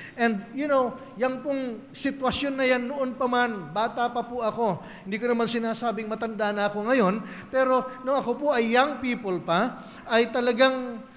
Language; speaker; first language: Filipino; native; Filipino